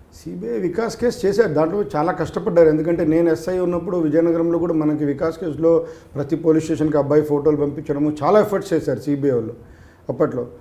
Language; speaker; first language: Telugu; native; Telugu